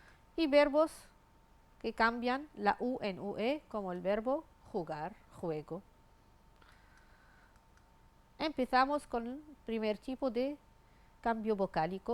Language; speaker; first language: Spanish; non-native, fluent; Arabic